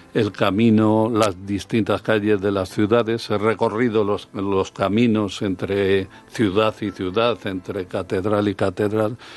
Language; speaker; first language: Spanish; native; Spanish